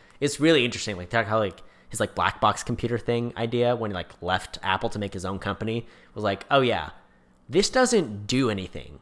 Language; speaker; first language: English; native; English